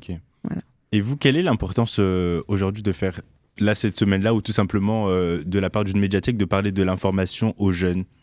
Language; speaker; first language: French; native; French